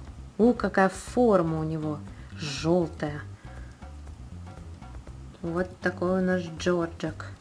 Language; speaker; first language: Russian; native; Russian